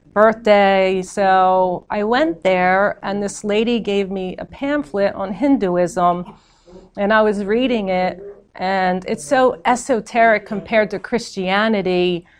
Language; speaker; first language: English; native; English